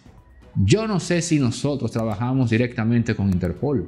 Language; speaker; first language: Spanish; native; Spanish